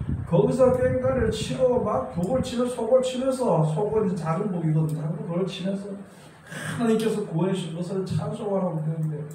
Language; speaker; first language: Korean; native; Korean